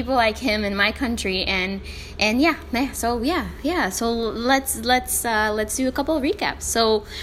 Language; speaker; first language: English; non-native, fluent; Spanish